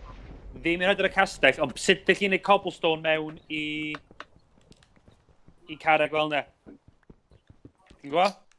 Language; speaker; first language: Welsh; native; Welsh